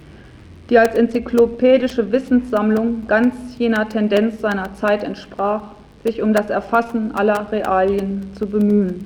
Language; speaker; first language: German; native; German